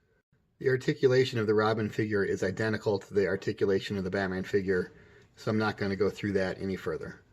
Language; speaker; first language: English; native; English